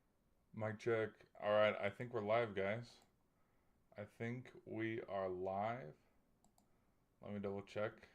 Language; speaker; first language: English; native; English